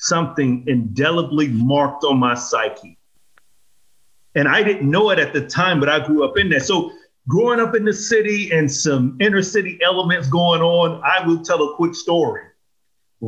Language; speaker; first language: English; native; English